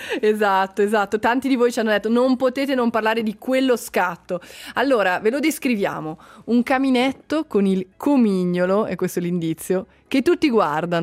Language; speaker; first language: Italian; native; Italian